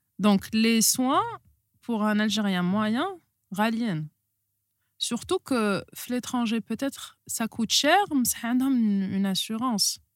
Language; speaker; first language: French; non-native, local second language; Arabic